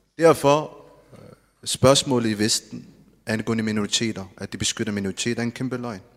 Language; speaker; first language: Danish; non-native, fluent; Arabic